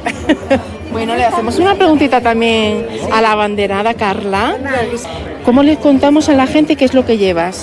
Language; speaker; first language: Spanish; native; Spanish